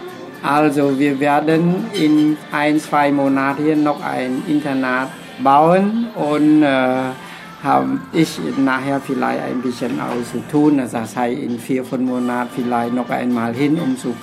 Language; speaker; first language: German; non-native, learner; Khmer